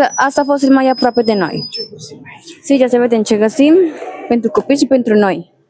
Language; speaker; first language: Romanian; non-native, learner; Spanish